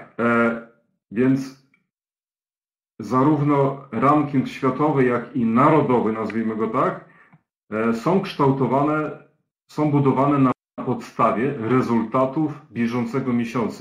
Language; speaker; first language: Polish; native; Polish